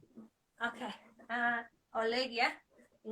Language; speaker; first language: Indonesian; non-native, fluent; English